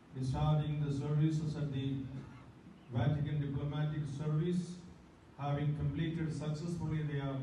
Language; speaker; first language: English; non-native, local second language; Malayalam